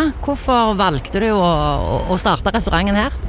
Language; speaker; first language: Norwegian; native; Norwegian